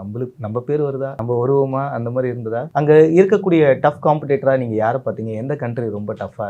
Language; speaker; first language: Tamil; native; Tamil